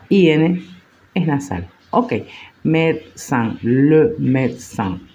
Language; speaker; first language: French; non-native, fluent; Spanish